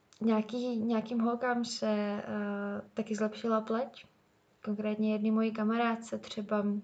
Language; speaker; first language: Czech; native; Czech